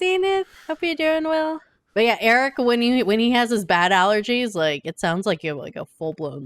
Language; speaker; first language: English; native; English